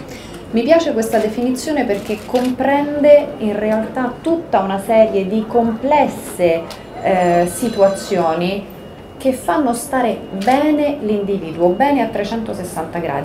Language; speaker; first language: Italian; native; Italian